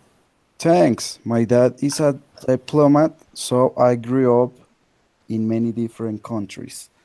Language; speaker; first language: English; non-native, learner; Spanish